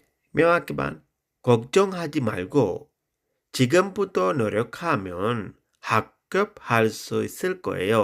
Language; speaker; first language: Korean; non-native, fluent; Sinhala